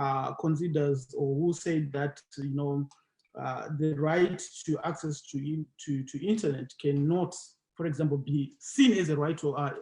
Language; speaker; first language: English; non-native, local second language; Shona